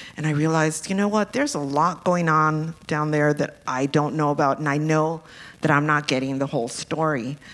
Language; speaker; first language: English; early bilingual, other home language; Spanish